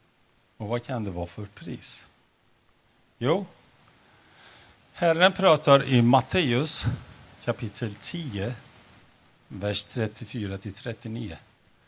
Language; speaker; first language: Swedish; non-native, fluent; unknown